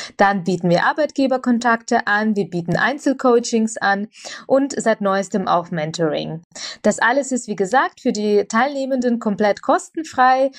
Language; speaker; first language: German; early bilingual, other home language; Russian